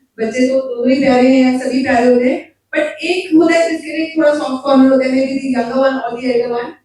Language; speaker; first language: Hindi; native; Hindi